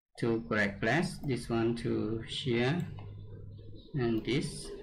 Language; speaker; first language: English; non-native, learner; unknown